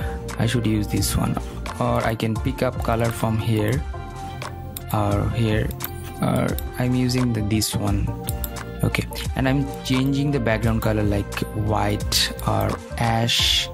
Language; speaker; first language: English; non-native, fluent; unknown